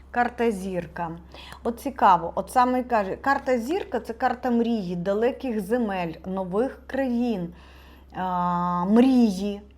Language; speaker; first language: Ukrainian; non-native, local second language; Russian